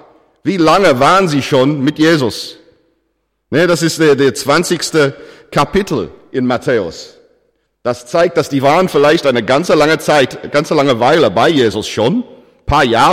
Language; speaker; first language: German; non-native, fluent; English